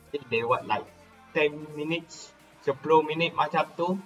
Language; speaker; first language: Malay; non-native, local second language; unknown